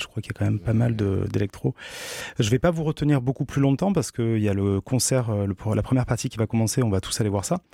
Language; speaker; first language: French; native; French